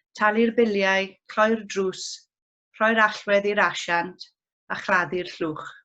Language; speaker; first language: Welsh; non-native, local second language; English